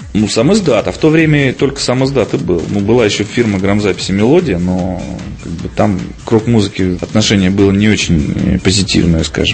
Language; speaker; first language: Russian; native; Russian